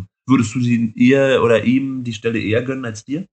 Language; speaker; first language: German; native; German